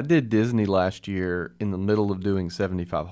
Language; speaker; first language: English; native; English